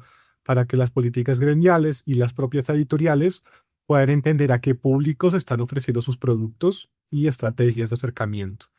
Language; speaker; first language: Spanish; native; Spanish